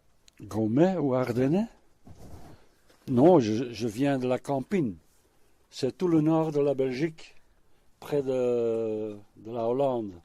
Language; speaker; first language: French; non-native, local second language; Dutch